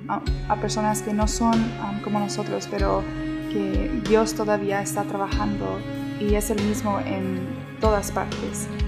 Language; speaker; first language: Spanish; early bilingual, heritage; Spanish